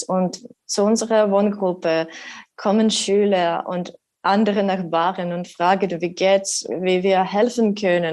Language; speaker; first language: German; non-native, learner; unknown